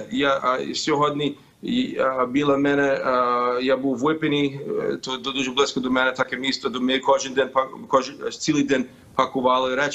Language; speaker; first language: Ukrainian; early bilingual, heritage; Ukrainian